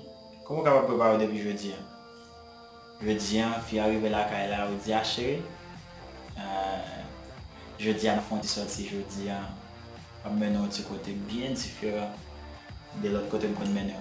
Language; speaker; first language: French; non-native, learner; Haitian Creole